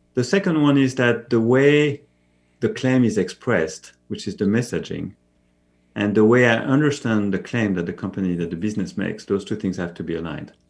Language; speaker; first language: English; non-native, fluent; French